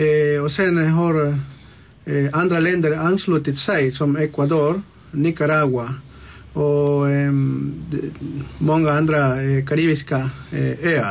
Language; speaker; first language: Swedish; non-native, local second language; Spanish